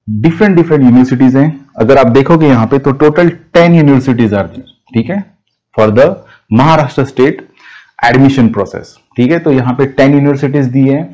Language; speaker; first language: Hindi; non-native, local second language; Marathi